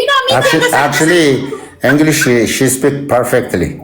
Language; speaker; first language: English; non-native, learner; Amharic